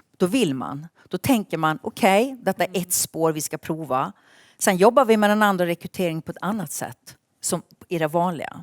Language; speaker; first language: Swedish; native; Swedish